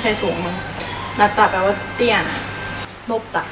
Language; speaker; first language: Korean; non-native, fluent; Thai